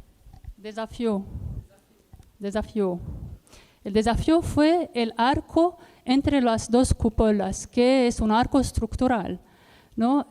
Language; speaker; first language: Spanish; non-native, learner; Arabic